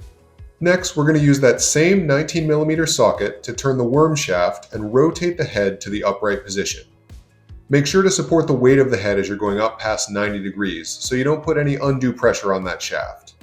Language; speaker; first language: English; native; English